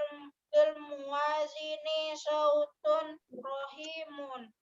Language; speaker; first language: Arabic; non-native, learner; Indonesian